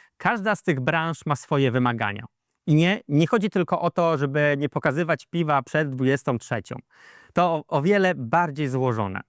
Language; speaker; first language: Polish; native; Polish